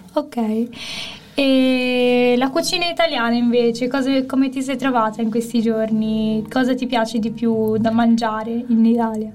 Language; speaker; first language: Italian; native; Italian